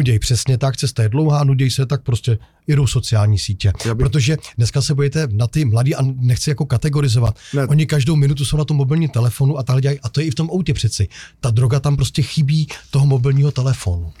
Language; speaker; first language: Czech; native; Czech